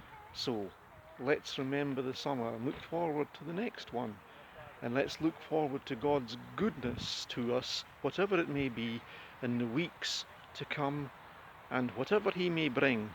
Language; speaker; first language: English; native; English